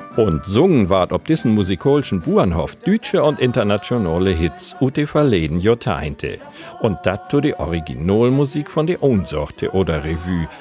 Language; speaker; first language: German; native; German